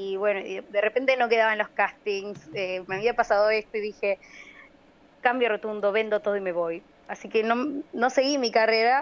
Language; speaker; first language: Spanish; native; Spanish